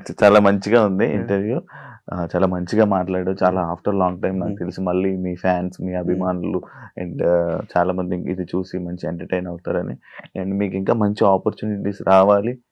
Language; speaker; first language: Telugu; non-native, learner; Hindi